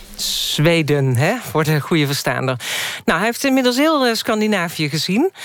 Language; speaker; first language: Dutch; native; Dutch